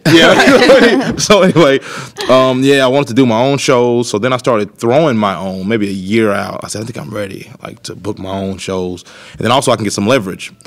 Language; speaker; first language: English; native; English